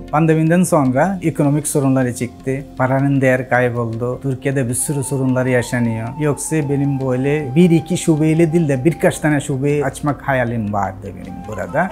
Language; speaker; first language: Turkish; non-native, fluent; Bangla